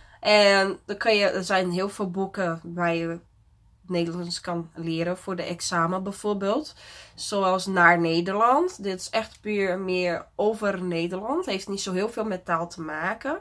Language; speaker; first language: Dutch; non-native, fluent; Portuguese